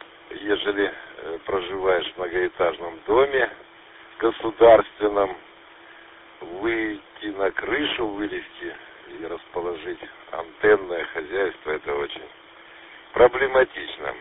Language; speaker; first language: Russian; native; Russian